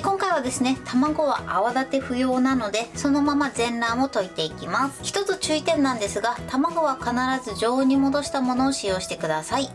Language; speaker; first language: Japanese; native; Japanese